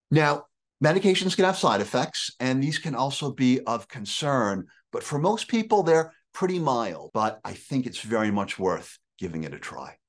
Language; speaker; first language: English; native; English